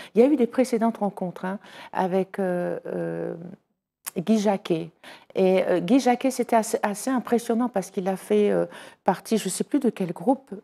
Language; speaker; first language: French; native; French